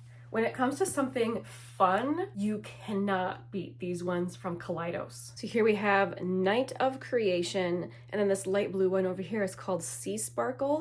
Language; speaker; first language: English; native; English